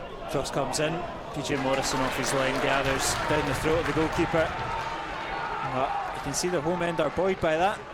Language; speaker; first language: English; native; English